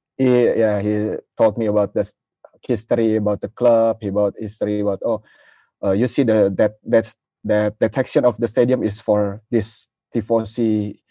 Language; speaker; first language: English; non-native, learner; Indonesian